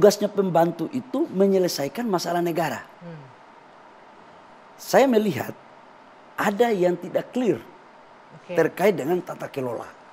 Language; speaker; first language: Indonesian; native; Indonesian